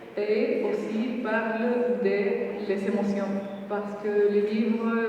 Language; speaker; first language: French; non-native, fluent; Spanish